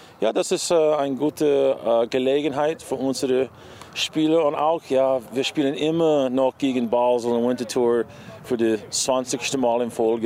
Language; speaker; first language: German; non-native, learner; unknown